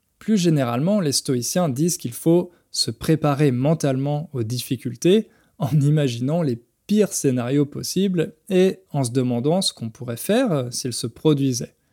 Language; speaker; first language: French; native; French